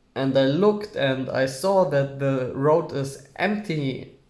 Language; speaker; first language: English; non-native, fluent; German